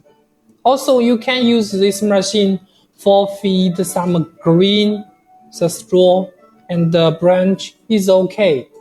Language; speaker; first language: English; non-native, learner; Chinese